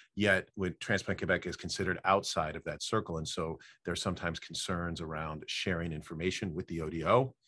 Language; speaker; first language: English; native; English